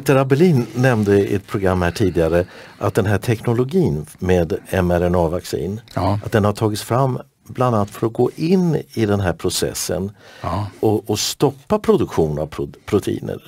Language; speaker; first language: Swedish; native; Swedish